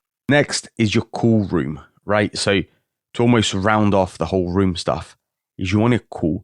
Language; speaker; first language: English; native; English